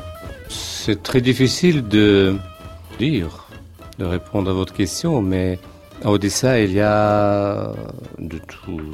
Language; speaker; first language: French; non-native, fluent; Russian